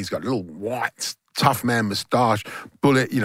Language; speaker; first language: English; native; English